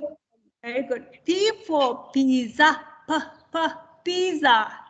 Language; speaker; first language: English; non-native, learner; Tibetan